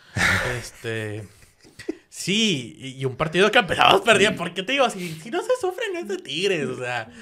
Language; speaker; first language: Spanish; native; Spanish